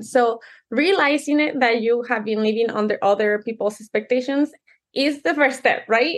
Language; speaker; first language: English; non-native, fluent; Spanish